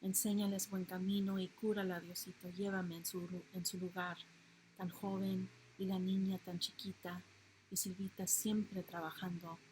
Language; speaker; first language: Spanish; early bilingual, heritage; Spanish